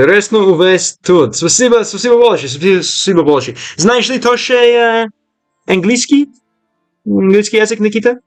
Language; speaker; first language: Russian; non-native, learner; English